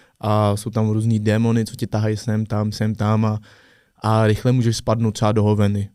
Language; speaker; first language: Czech; non-native, fluent; French